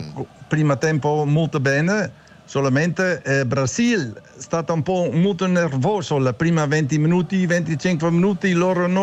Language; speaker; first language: Italian; non-native, learner; Dutch